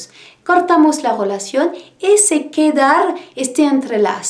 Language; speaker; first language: Spanish; non-native, learner; French